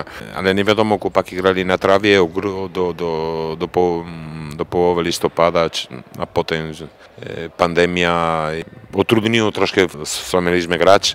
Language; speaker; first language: Polish; non-native, fluent; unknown